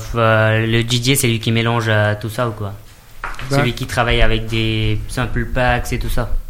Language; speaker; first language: French; non-native, fluent; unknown